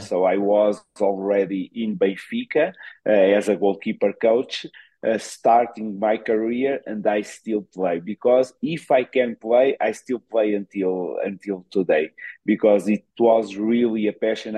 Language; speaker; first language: English; non-native, fluent; Portuguese